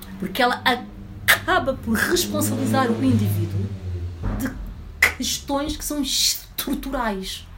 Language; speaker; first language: Portuguese; early bilingual, other home language; Upper Guinea Crioulo